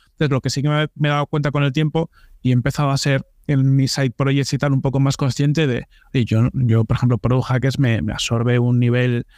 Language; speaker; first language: Spanish; native; Spanish